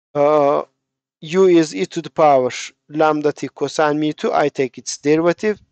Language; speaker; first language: English; non-native, fluent; Turkish